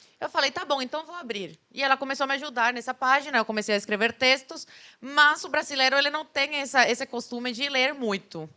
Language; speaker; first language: Portuguese; early bilingual, other home language; Spanish